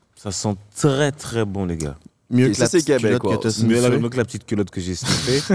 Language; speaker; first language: French; native; French